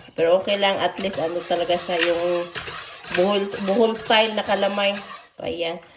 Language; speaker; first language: Filipino; non-native, local second language; Cebuano